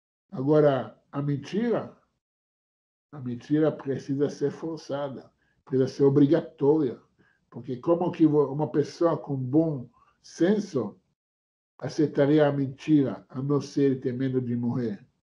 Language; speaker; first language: Portuguese; non-native, fluent; Hebrew